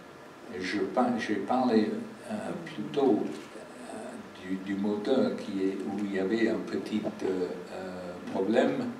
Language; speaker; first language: French; non-native, fluent; English